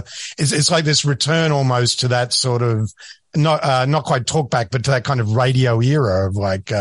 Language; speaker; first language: English; native; English